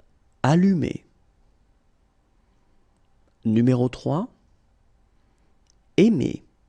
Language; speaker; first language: French; native; French